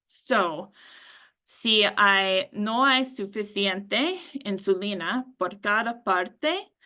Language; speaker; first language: Spanish; non-native, learner; English